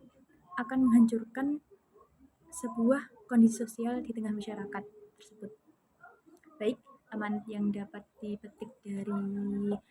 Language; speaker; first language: Indonesian; native; Indonesian